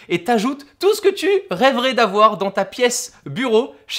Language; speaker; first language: French; native; French